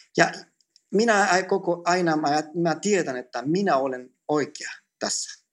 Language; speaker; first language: Finnish; non-native, fluent; Greek